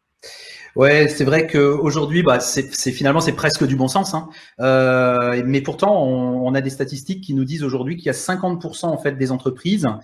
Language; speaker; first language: French; native; French